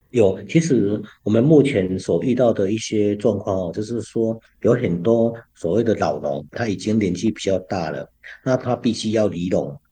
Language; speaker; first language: Chinese; native; Chinese